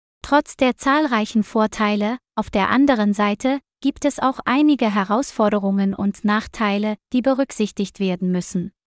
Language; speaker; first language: German; non-native, learner; Vietnamese